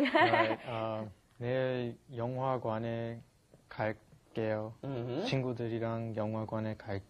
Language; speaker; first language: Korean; non-native, learner; English